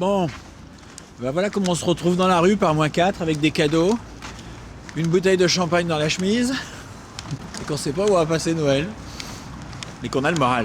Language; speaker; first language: French; native; French